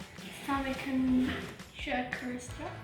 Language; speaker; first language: Irish; non-native, local second language; English